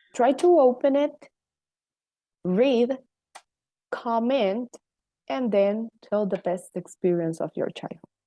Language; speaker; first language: English; non-native, fluent; Spanish